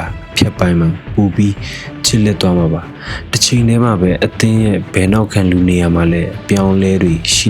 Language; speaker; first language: Burmese; native; Burmese